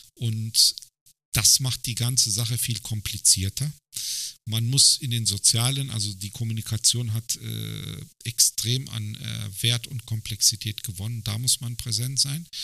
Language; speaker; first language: German; early bilingual, other home language; Turkish